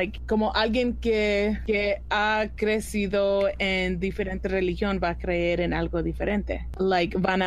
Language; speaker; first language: Spanish; early bilingual, heritage; Spanish